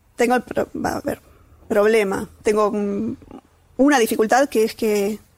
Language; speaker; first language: Spanish; native; Spanish